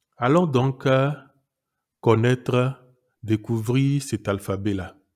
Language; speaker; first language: French; non-native, local second language; Yoruba